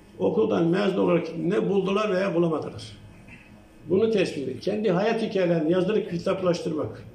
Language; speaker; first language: Turkish; native; Turkish